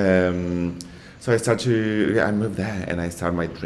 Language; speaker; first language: English; non-native, learner; Spanish